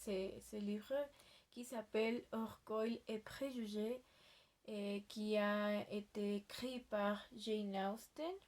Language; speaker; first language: French; non-native, learner; Spanish